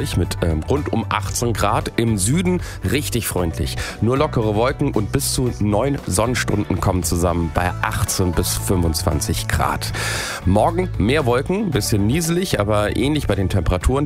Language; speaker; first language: German; native; German